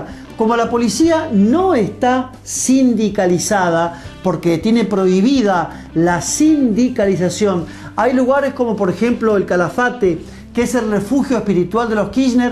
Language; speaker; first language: Spanish; native; Spanish